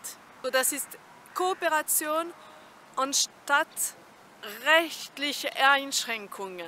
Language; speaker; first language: German; non-native, fluent; French